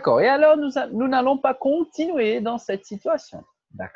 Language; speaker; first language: French; non-native, fluent; Portuguese